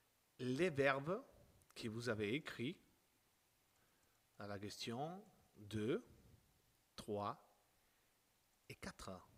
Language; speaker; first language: French; non-native, fluent; Spanish